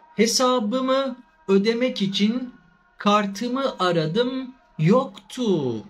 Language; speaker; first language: Turkish; native; Turkish